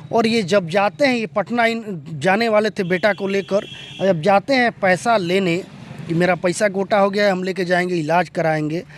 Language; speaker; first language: Hindi; native; Hindi